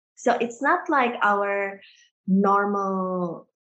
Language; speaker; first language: English; early bilingual, heritage; Indonesian